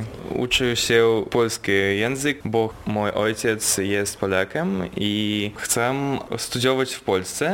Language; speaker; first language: Polish; non-native, learner; Russian